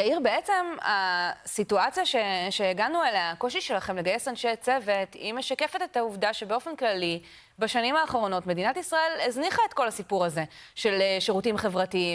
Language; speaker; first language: Hebrew; native; Hebrew